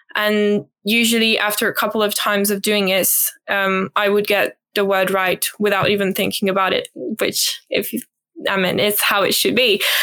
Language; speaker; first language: English; non-native, fluent; French